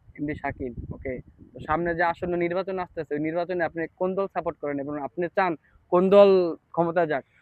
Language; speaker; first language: Bangla; native; Bangla